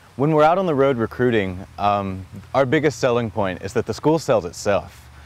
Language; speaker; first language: English; native; English